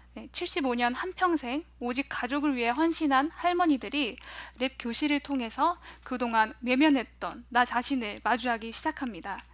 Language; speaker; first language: Korean; native; Korean